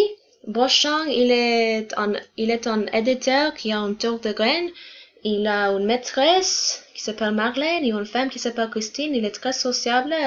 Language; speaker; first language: French; non-native, learner; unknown